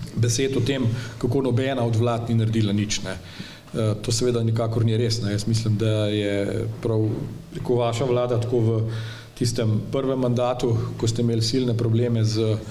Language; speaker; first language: Slovenian; native; Slovenian